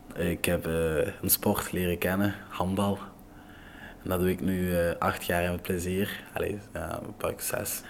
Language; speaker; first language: Dutch; non-native, fluent; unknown